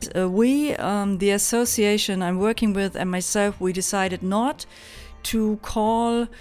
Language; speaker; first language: English; non-native, fluent; German